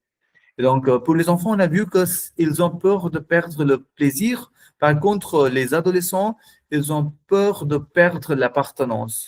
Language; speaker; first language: French; non-native, fluent; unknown